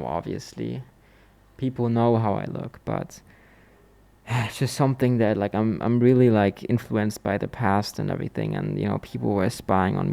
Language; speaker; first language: English; non-native, fluent; German